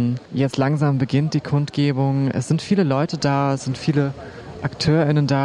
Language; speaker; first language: German; native; German